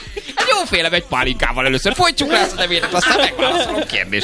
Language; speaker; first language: Hungarian; native; Hungarian